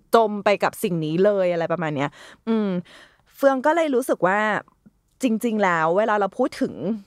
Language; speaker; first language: Thai; native; Thai